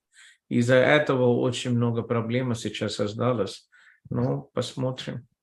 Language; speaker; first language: Russian; non-native, fluent; Telugu